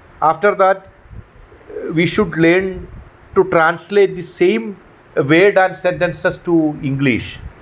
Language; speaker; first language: English; non-native, local second language; Malayalam